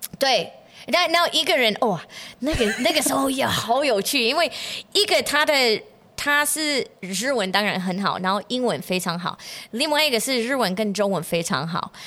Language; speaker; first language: Chinese; non-native, fluent; English